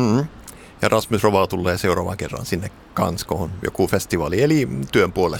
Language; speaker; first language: Finnish; early bilingual, heritage; Finnish